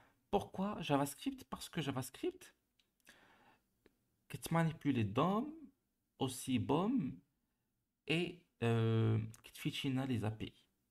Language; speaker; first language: French; non-native, local second language; Arabic